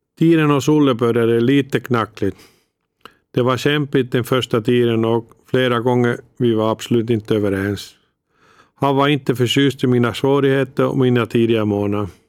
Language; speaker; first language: Swedish; non-native, fluent; Finnish